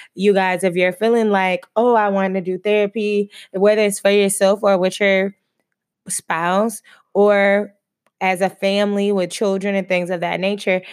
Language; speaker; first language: English; native; English